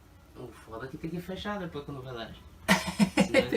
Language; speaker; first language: Portuguese; native; Portuguese